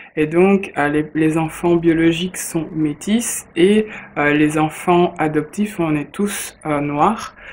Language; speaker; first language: French; early bilingual, other home language; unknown